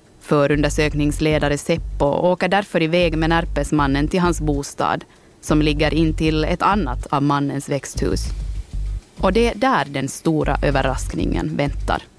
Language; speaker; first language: Swedish; native; Swedish